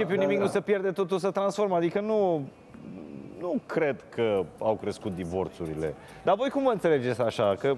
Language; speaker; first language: Romanian; native; Romanian